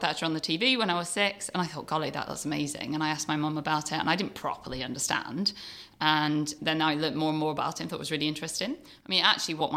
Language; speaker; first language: English; native; English